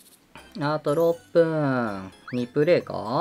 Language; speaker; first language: Japanese; native; Japanese